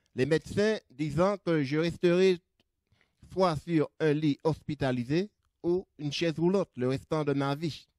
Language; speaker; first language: French; native; French